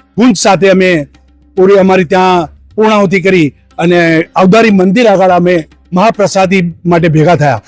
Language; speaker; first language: Gujarati; non-native, local second language; Sindhi